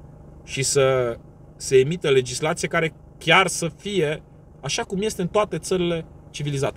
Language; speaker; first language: Romanian; native; Romanian